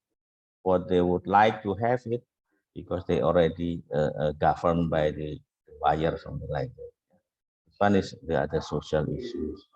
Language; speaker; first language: English; non-native, fluent; Indonesian